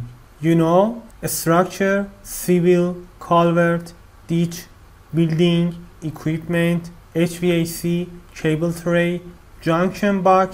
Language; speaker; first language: English; non-native, fluent; Persian